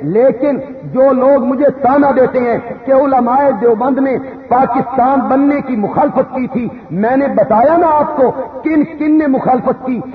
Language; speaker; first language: Urdu; non-native, local second language; Punjabi